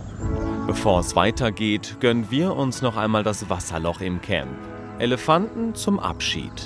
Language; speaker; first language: German; native; German